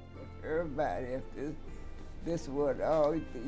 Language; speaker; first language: English; native; English